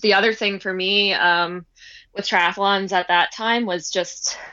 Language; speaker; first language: English; native; English